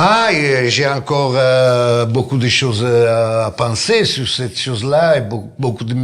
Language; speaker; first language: French; non-native, fluent; Italian